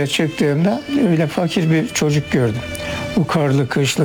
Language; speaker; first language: Turkish; native; Turkish